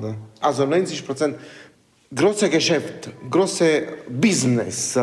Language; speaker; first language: German; non-native, learner; Italian